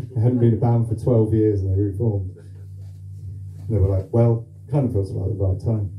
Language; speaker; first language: English; native; English